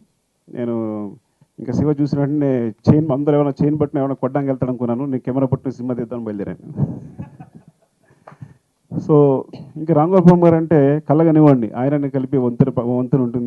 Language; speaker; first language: Telugu; native; Telugu